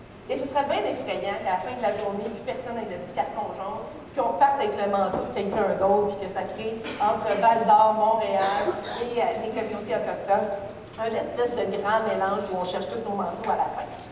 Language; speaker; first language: French; native; French